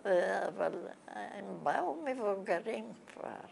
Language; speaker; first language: Hebrew; non-native, fluent; Bulgarian